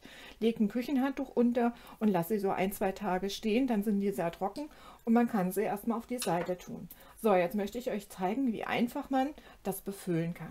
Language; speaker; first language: German; native; German